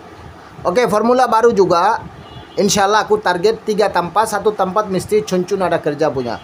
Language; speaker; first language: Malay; non-native, learner; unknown